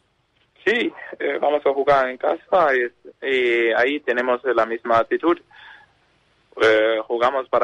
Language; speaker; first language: Spanish; non-native, learner; Danish